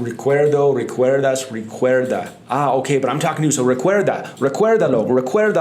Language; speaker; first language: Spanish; non-native, learner; English